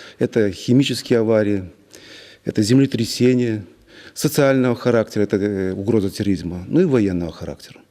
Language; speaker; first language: Russian; native; Russian